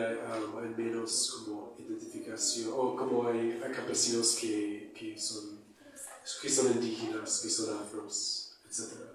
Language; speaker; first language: Spanish; non-native, fluent; English